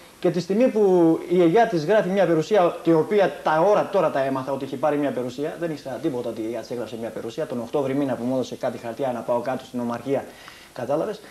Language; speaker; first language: Greek; early bilingual, heritage; Greek